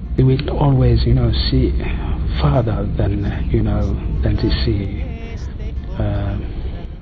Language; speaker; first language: English; non-native, learner; French